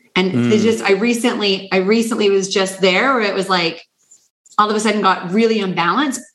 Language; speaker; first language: English; native; English